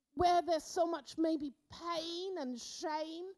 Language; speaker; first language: English; native; English